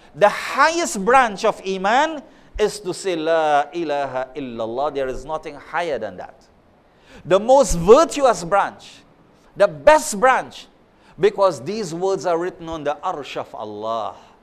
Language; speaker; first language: English; native; English